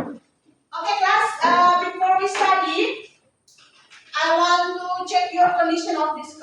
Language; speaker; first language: English; non-native, fluent; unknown